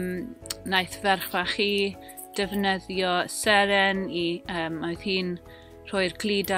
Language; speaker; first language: Welsh; non-native, local second language; English